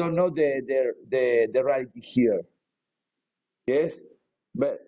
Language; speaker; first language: English; non-native, learner; Spanish